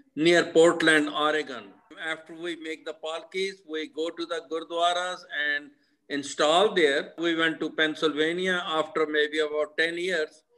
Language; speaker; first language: English; non-native, local second language; Punjabi